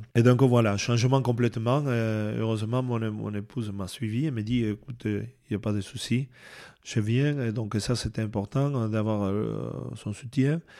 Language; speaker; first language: French; non-native, fluent; Spanish